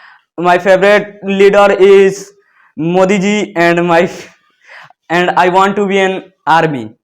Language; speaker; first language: English; non-native, learner; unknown